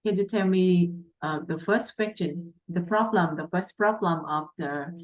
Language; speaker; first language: English; non-native, fluent; Vietnamese